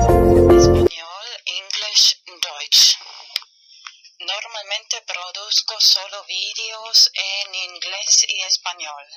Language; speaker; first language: Spanish; non-native, learner; German